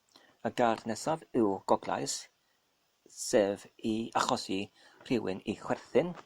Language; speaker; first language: Welsh; non-native, learner; English